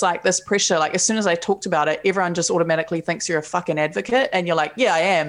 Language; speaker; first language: English; native; English